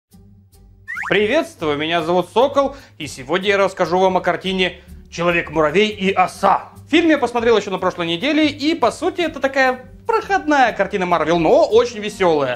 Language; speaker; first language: Russian; native; Russian